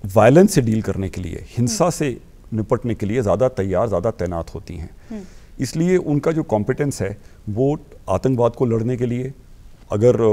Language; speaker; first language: Hindi; native; Hindi